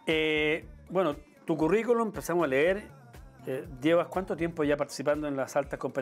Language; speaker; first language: Spanish; native; Spanish